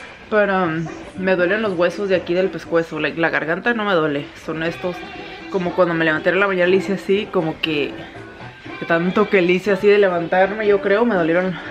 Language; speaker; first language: Spanish; early bilingual, heritage; Spanish